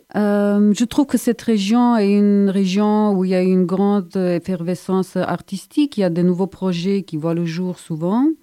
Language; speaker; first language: French; non-native, fluent; Romanian